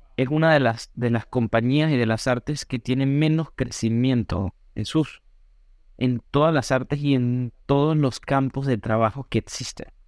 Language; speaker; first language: Spanish; native; Spanish